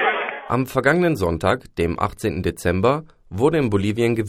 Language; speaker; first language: German; native; German